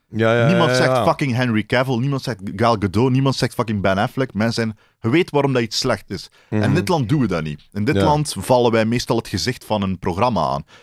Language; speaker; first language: Dutch; native; Dutch